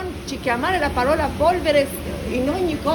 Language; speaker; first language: Italian; native; Italian